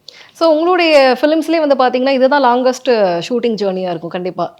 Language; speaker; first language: Tamil; native; Tamil